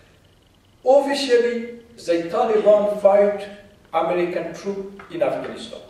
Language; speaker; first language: English; non-native, fluent; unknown